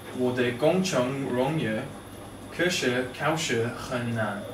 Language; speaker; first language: Chinese; non-native, learner; English